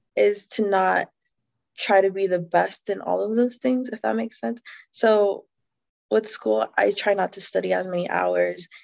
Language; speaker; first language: English; native; English